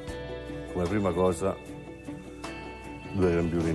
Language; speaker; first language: Italian; native; Italian